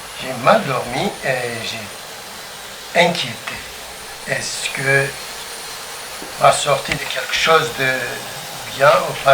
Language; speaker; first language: French; non-native, fluent; Turkish